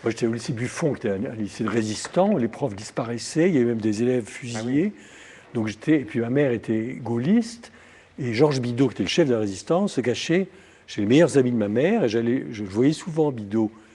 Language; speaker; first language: French; native; French